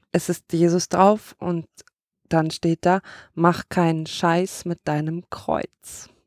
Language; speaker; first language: German; native; German